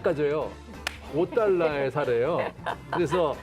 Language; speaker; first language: Korean; native; Korean